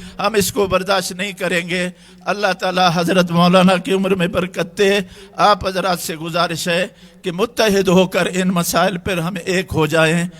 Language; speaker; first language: Urdu; non-native, local second language; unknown